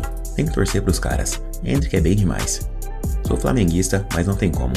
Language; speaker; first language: Portuguese; native; Portuguese